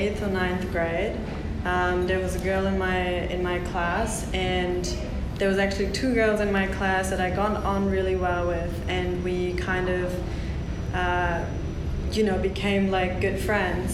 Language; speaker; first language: English; non-native, fluent; German